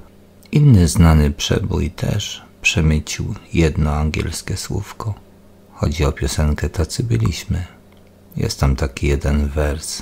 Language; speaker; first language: Polish; native; Polish